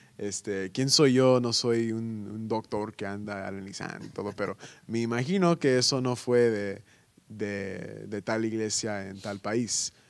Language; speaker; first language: Spanish; early bilingual, heritage; Spanish